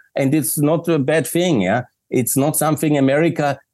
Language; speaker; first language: English; non-native, fluent; German